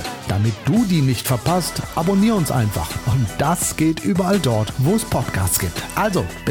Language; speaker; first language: German; native; German